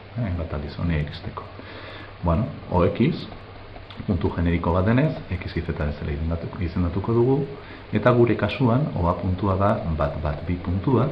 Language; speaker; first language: Basque; native; Basque